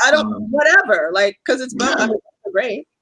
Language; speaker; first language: English; native; English